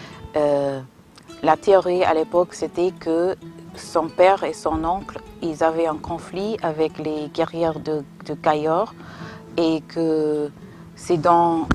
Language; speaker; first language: French; non-native, fluent; English